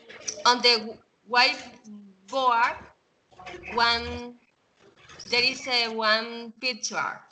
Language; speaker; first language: English; non-native, learner; Spanish